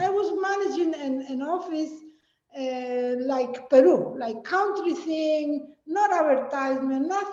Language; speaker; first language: English; non-native, fluent; Spanish